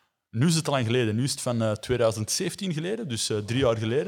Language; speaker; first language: Dutch; native; Dutch